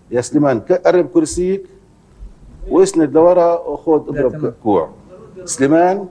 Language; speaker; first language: Arabic; native; Arabic